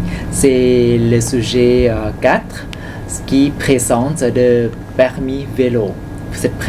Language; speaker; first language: French; non-native, fluent; Thai